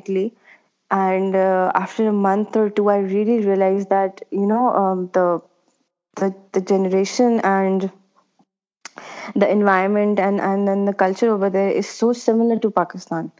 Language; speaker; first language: English; non-native, local second language; Urdu